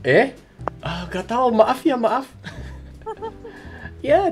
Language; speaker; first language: Indonesian; non-native, fluent; English